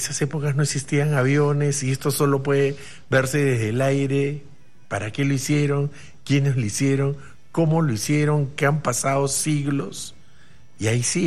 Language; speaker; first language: Spanish; native; Spanish